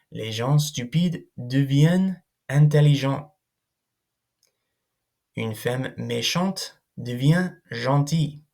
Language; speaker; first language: French; non-native, fluent; English